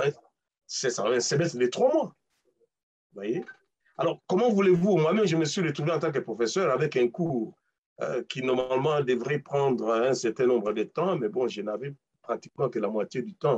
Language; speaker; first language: French; non-native, local second language; Luba-Lulua